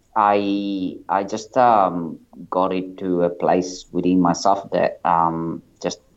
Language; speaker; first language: English; non-native, fluent; Italian